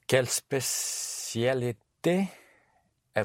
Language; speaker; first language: French; non-native, learner; English